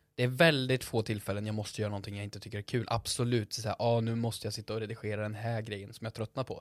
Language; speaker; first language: Swedish; native; Swedish